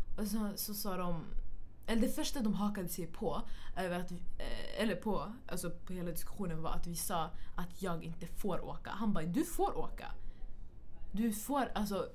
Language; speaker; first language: Swedish; early bilingual, other home language; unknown